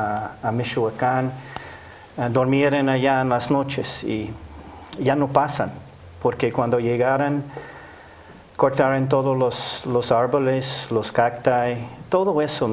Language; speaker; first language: Spanish; non-native, fluent; English